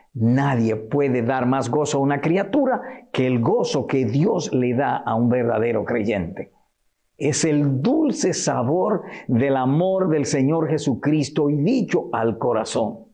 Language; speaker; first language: Spanish; native; Spanish